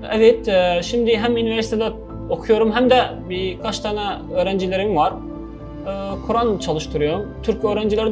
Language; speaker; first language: Turkish; non-native, fluent; Arabic